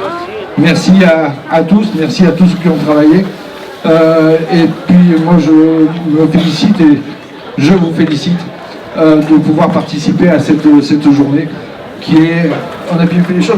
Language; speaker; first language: French; native; French